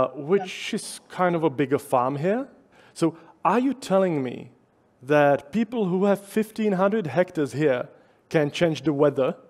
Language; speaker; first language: English; non-native, fluent; Czech